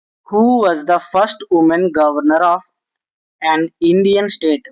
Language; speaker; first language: English; non-native, local second language; Telugu